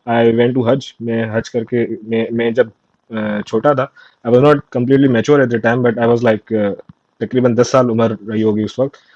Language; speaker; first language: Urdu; non-native, local second language; Sindhi